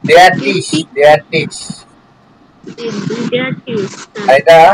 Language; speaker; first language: German; non-native, learner; Bangla